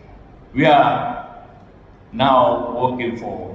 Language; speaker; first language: English; non-native, learner; Indonesian